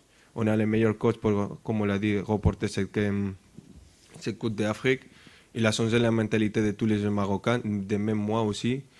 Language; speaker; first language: French; non-native, fluent; Spanish